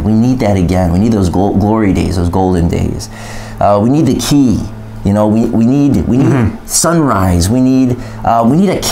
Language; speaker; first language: English; native; English